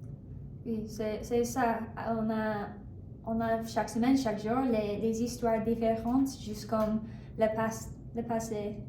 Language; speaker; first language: French; non-native, learner; English